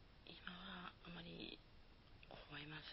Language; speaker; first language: Japanese; non-native, learner; Spanish